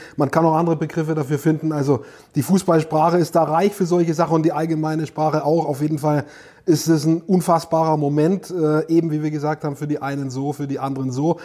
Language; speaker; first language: German; native; German